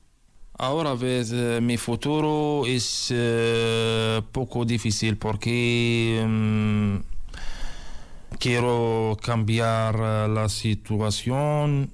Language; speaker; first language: Spanish; non-native, learner; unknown